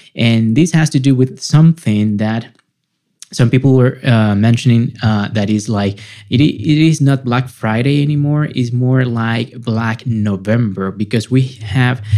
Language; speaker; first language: English; non-native, fluent; Spanish